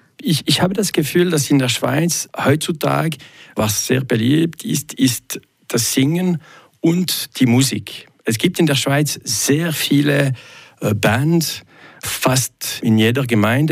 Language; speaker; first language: German; non-native, local second language; French